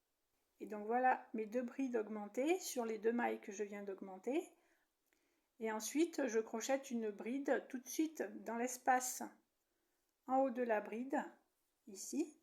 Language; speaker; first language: French; native; French